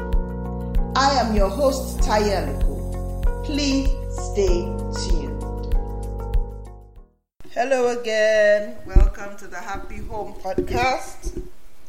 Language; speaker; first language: English; non-native, local second language; Yoruba